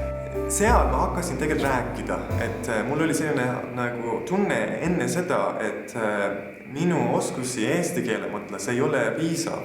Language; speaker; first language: Estonian; non-native, learner; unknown